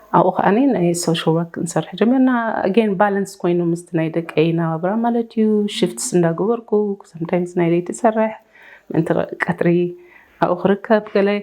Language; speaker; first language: Tigrinya; early bilingual, heritage; Tigrinya